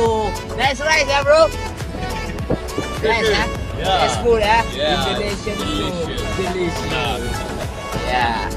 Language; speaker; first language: English; non-native, learner; Indonesian